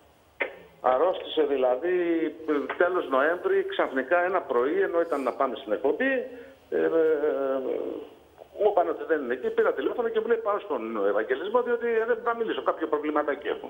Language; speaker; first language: Greek; native; Greek